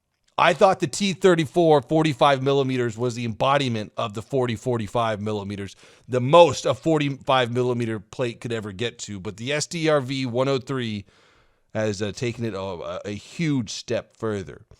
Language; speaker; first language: English; native; English